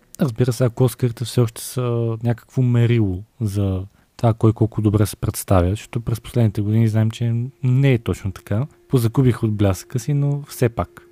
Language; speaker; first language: Bulgarian; native; Bulgarian